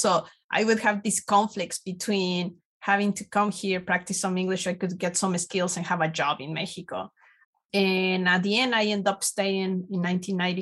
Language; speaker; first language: English; non-native, fluent; Spanish